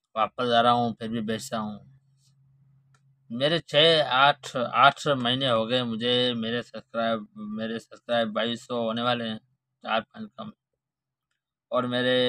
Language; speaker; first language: Urdu; non-native, local second language; Sindhi